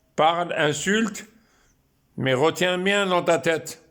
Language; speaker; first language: French; non-native, local second language; Arabic